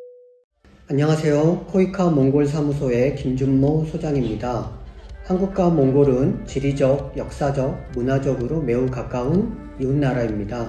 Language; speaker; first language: Korean; native; Korean